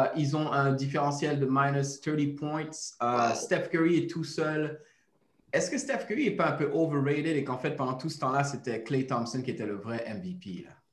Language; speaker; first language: French; native; French